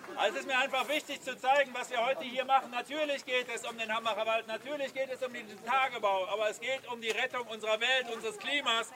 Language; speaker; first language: German; native; German